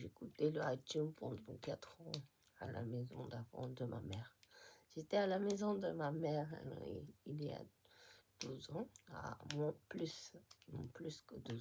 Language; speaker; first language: French; non-native, fluent; Japanese